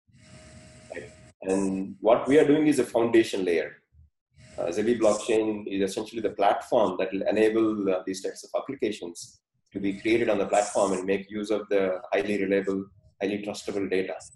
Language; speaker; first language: English; non-native, fluent; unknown